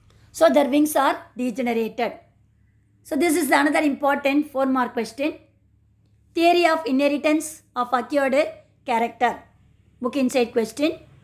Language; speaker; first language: English; non-native, local second language; Tamil